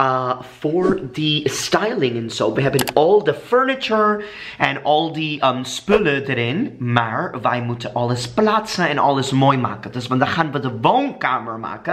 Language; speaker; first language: Dutch; non-native, fluent; English